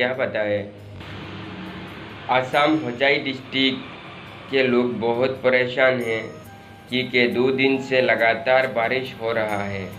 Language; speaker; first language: Hindi; non-native, local second language; Bangla